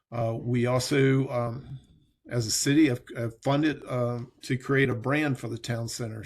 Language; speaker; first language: English; native; English